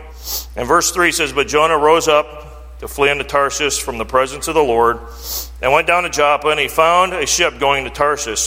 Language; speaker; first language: English; native; English